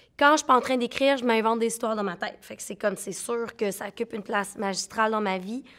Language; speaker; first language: French; native; French